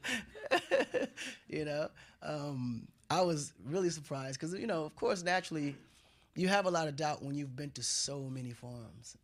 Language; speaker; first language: English; non-native, fluent; Wolof